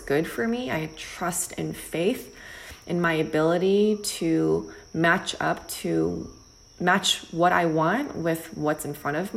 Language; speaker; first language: English; native; English